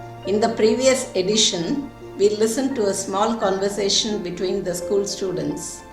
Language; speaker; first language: English; non-native, local second language; Tamil